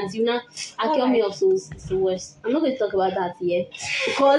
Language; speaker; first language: English; non-native, local second language; Yoruba